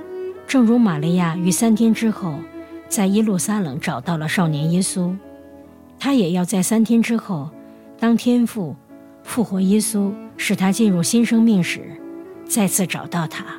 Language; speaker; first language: Chinese; native; Chinese